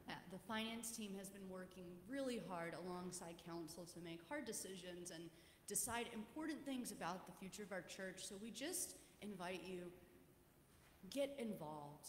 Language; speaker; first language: English; native; English